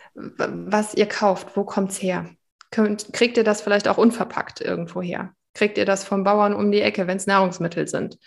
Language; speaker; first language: German; native; German